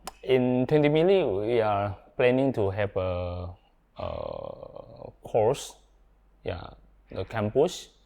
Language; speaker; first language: English; non-native, learner; Indonesian